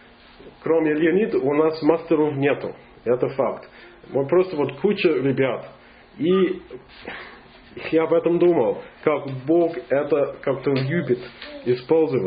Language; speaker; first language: Russian; non-native, fluent; English